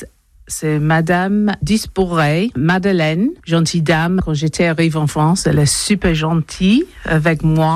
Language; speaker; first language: French; non-native, learner; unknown